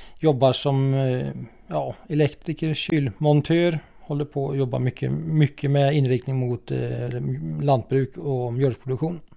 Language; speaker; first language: Swedish; native; Swedish